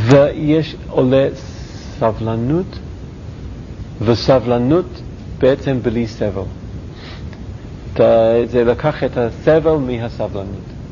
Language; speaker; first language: Hebrew; non-native, learner; English